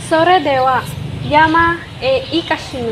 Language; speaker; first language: Japanese; non-native, learner; Filipino